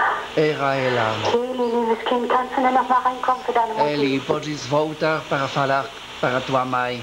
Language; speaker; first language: Portuguese; non-native, learner; French